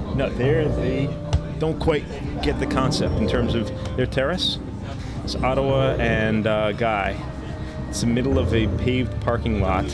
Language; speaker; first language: English; native; English